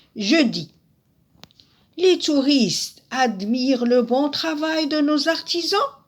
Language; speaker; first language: French; non-native, local second language; Arabic